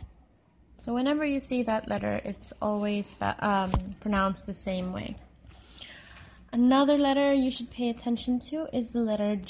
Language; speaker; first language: English; non-native, fluent; Finnish